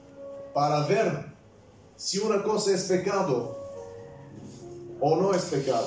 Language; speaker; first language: Spanish; non-native, fluent; Bulgarian